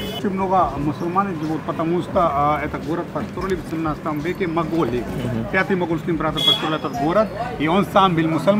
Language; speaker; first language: Russian; non-native, fluent; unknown